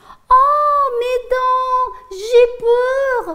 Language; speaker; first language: French; non-native, fluent; Uzbek